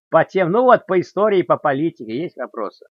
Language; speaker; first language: Russian; native; Russian